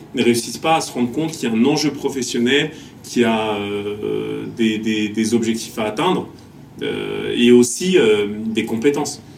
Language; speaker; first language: French; native; French